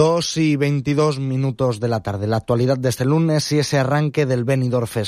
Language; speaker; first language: Spanish; native; Spanish